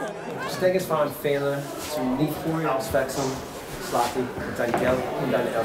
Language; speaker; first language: German; non-native, learner; English